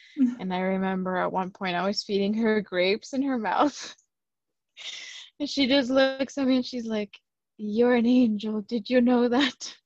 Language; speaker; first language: English; early bilingual, other home language; Spanish